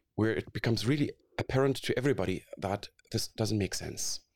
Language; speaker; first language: English; non-native, fluent; Arabic